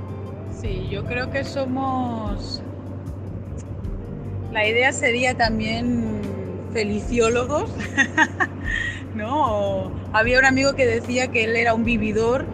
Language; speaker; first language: Spanish; native; Spanish